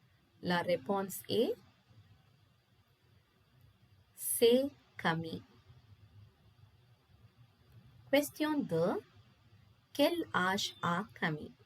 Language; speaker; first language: French; non-native, fluent; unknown